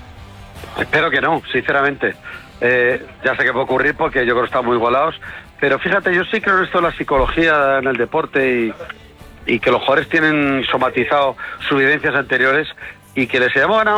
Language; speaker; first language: Spanish; native; Spanish